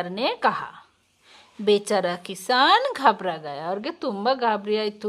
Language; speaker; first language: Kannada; non-native, local second language; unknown